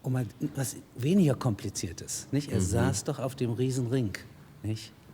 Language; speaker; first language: German; native; German